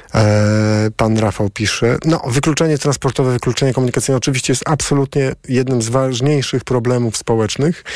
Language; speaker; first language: Polish; native; Polish